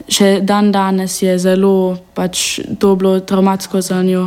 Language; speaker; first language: Slovenian; native; Slovenian